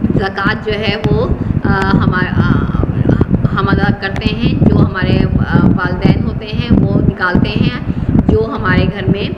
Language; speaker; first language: Urdu; native; Urdu